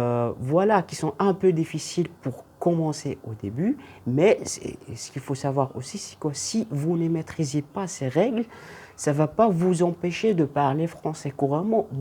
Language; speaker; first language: French; non-native, local second language; Arabic